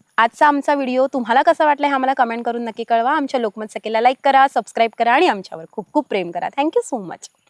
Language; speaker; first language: Marathi; native; Marathi